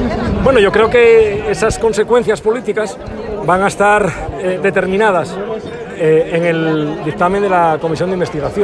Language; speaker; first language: Spanish; native; Spanish